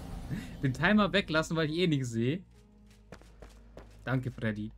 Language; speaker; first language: German; native; German